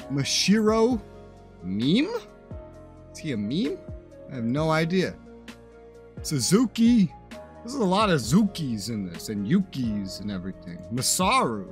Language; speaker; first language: English; native; English